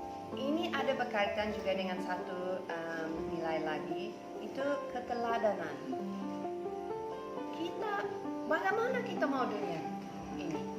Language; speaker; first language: Indonesian; non-native, fluent; English